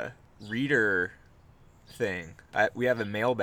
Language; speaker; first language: English; native; English